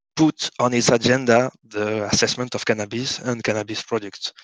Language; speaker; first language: English; non-native, fluent; French